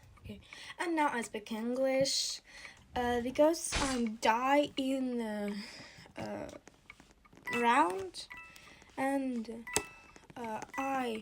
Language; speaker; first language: English; non-native, learner; Ukrainian